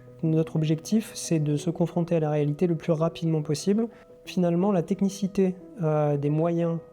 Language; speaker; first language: French; native; French